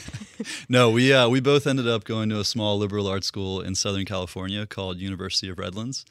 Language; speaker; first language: English; early bilingual, other home language; Russian